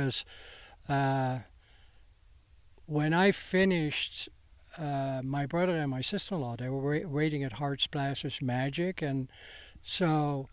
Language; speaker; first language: English; non-native, fluent; Dutch